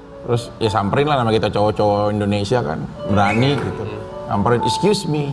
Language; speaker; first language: Indonesian; native; Indonesian